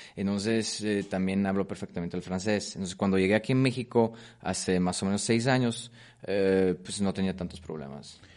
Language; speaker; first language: Spanish; non-native, fluent; Polish